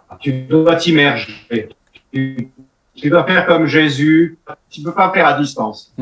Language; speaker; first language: French; native; French